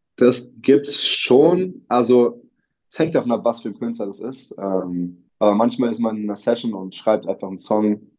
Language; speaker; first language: German; native; German